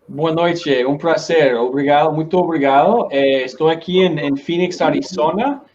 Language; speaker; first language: Portuguese; non-native, learner; Spanish